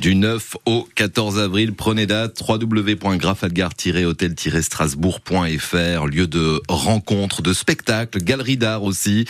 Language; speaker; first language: French; native; French